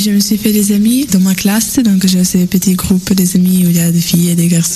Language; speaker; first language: French; non-native, fluent; Italian